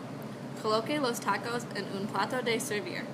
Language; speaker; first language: Spanish; non-native, learner; English